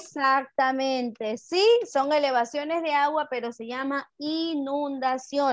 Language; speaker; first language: Spanish; native; Spanish